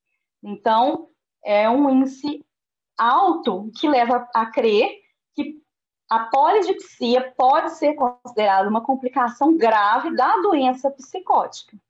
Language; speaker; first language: Portuguese; native; Portuguese